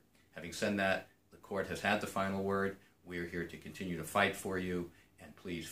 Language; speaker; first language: English; native; English